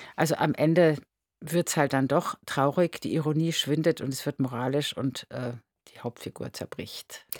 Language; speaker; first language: German; native; German